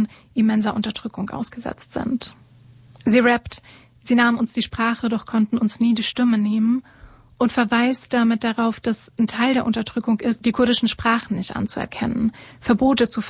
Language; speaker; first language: German; native; German